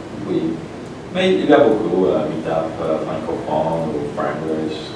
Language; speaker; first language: French; non-native, learner; Polish